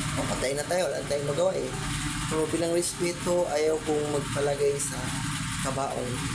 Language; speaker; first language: Filipino; non-native, local second language; Cebuano